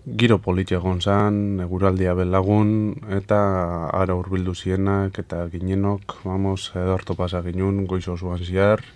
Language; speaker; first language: Basque; native; Basque